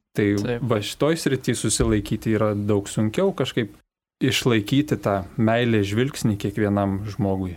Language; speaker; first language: Lithuanian; native; Lithuanian